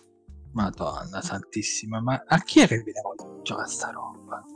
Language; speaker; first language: Italian; native; Italian